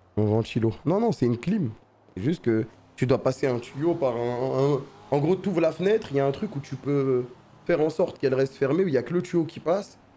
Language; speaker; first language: French; native; French